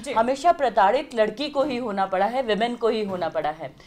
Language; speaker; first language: Hindi; native; Hindi